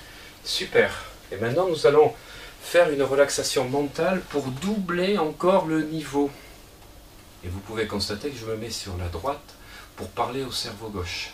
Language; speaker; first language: French; native; French